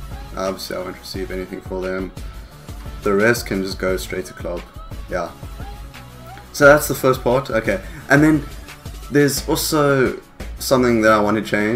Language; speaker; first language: English; native; English